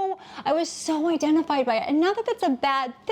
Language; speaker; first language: English; native; English